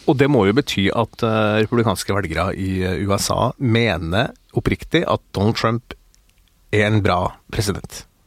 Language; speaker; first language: Norwegian; native; Norwegian